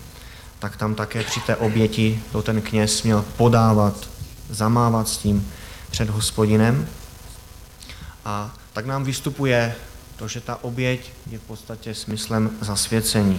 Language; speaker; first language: Czech; native; Czech